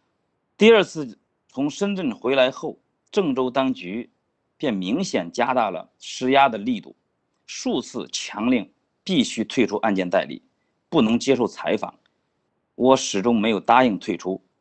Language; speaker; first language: Chinese; native; Chinese